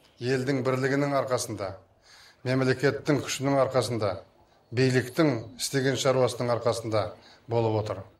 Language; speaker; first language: Kazakh; native; Kazakh